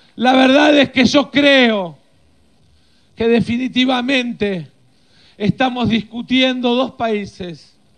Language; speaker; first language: Spanish; native; Spanish